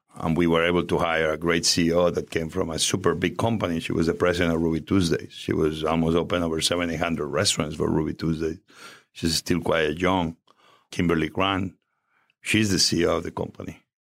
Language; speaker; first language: English; non-native, fluent; Spanish